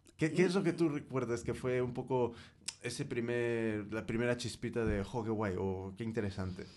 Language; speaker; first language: Spanish; early bilingual, heritage; Spanish